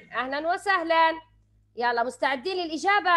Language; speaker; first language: Arabic; native; Arabic